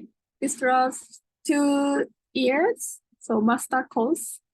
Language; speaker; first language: English; non-native, learner; Japanese